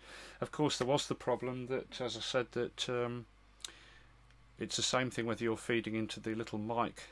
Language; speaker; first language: English; native; English